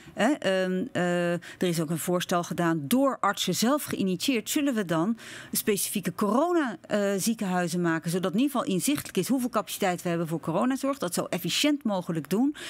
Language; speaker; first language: Dutch; native; Dutch